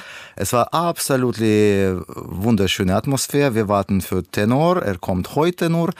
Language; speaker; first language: German; non-native, learner; Russian